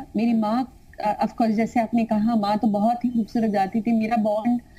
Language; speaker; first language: Hindi; non-native, local second language; Tamil